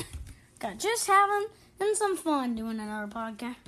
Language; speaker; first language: English; native; English